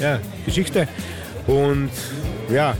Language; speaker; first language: German; non-native, learner; Slovenian